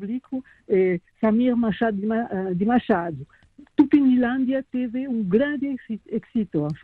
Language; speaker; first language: Portuguese; non-native, fluent; French